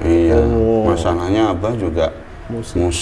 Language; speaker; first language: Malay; non-native, local second language; Javanese